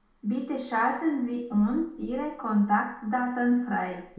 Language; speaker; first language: German; non-native, learner; Romanian